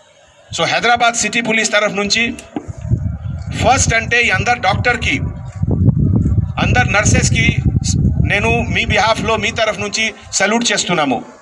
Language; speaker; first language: Telugu; non-native, fluent; Hindi